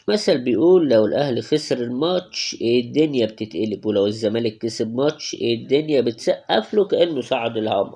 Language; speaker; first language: Arabic; native; Arabic